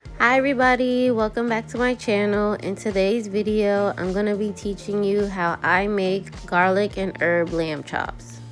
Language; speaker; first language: English; native; English